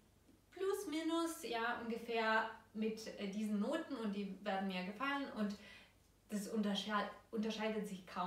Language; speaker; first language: German; non-native, fluent; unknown